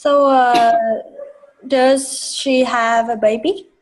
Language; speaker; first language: English; non-native, fluent; Vietnamese